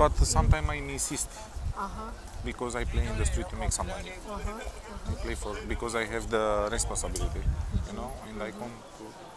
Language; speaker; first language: English; non-native, learner; Romanian